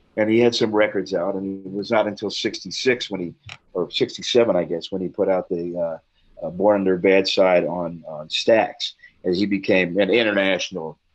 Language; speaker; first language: English; native; English